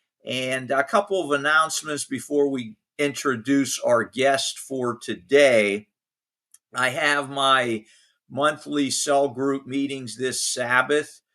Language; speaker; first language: English; native; English